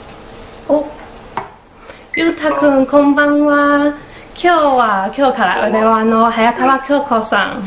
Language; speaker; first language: Japanese; non-native, learner; Chinese